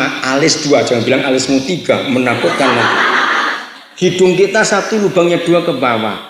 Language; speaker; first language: Indonesian; native; Indonesian